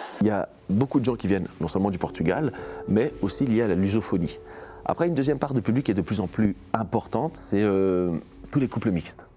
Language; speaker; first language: French; early bilingual, other home language; Portuguese